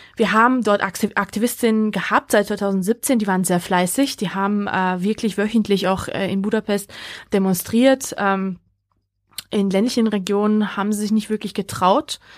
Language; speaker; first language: German; early bilingual, other home language; Georgian